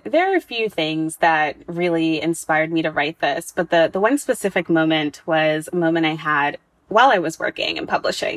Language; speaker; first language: English; native; English